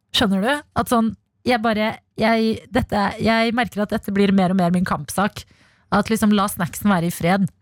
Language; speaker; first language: Norwegian; early bilingual, other home language; Albanian